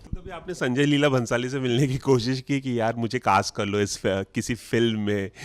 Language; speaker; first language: Hindi; native; Hindi